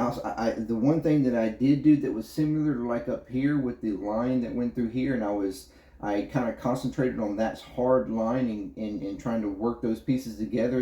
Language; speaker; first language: English; native; English